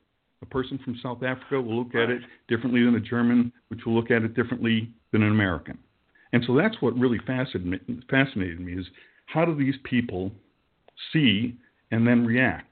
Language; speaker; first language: English; native; English